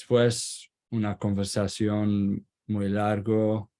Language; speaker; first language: Spanish; non-native, learner; Kurdish